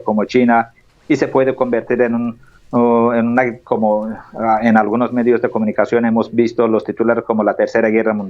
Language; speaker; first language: Spanish; non-native, fluent; Turkish